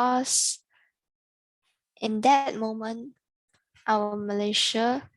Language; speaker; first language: English; non-native, learner; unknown